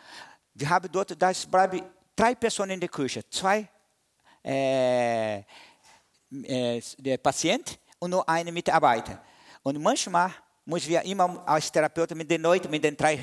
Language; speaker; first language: German; non-native, fluent; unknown